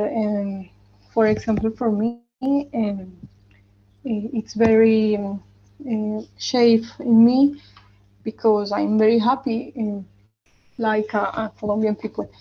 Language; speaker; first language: English; non-native, learner; Spanish